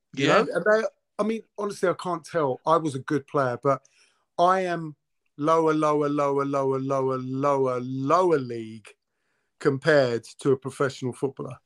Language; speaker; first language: English; early bilingual, other home language; Italian